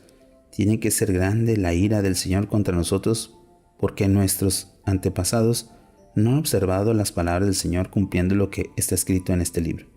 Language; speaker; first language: Spanish; native; Spanish